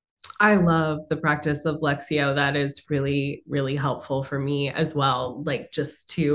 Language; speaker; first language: English; native; English